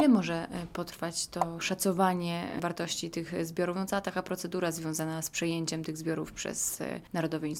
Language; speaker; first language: Polish; native; Polish